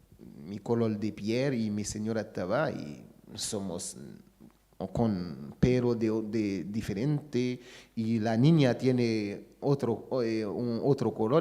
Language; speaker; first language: Spanish; non-native, fluent; Haitian Creole